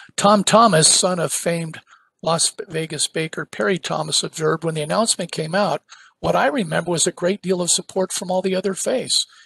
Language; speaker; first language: English; native; English